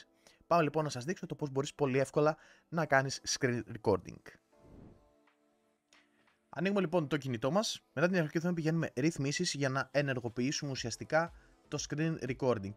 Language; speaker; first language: Greek; native; Greek